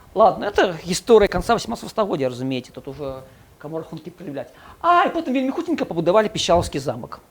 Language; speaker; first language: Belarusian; non-native, local second language; Russian